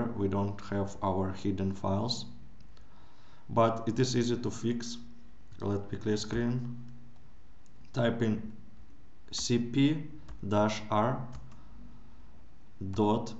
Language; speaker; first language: English; non-native, fluent; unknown